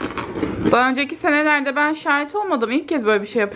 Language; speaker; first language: Turkish; native; Turkish